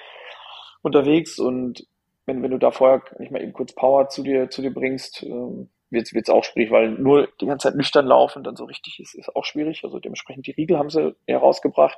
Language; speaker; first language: German; native; German